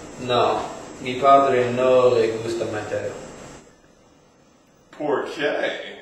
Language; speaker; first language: Spanish; non-native, learner; English